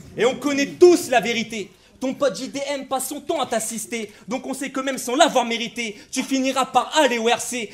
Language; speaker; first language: French; native; French